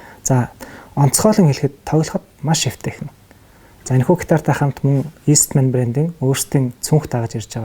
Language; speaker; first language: Mongolian; native; Mongolian